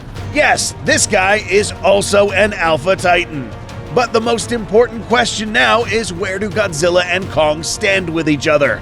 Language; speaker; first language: English; native; English